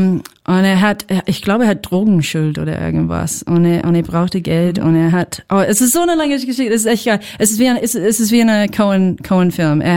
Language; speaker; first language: German; non-native, fluent; English